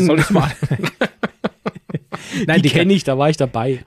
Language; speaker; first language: German; native; German